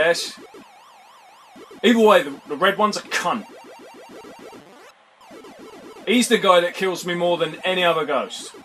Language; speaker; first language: English; native; English